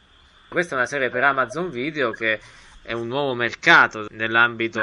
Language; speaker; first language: Italian; native; Italian